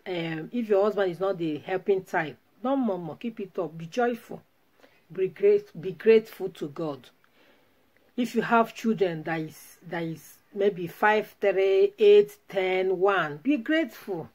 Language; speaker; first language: English; non-native, local second language; Igbo